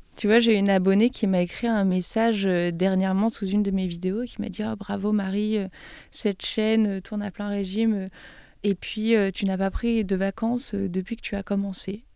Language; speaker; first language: French; native; French